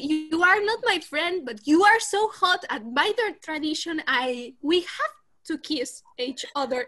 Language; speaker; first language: English; non-native, learner; Spanish